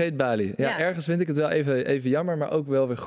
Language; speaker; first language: Dutch; native; Dutch